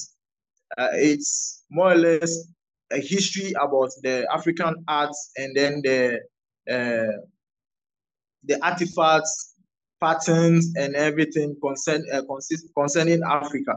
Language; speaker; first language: English; non-native, local second language; Ewe